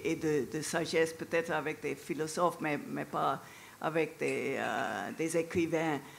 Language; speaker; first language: French; non-native, fluent; English